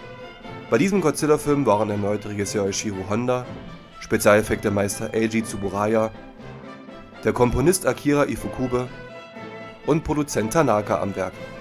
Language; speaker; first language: German; native; German